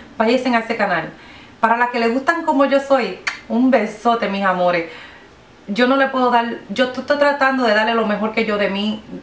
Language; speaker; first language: Spanish; early bilingual, heritage; Spanish